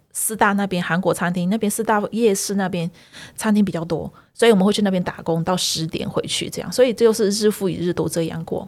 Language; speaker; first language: Chinese; early bilingual, heritage; Chinese